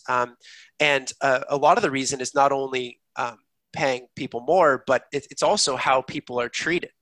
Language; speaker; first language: English; native; English